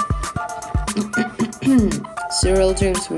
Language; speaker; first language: English; non-native, learner; Russian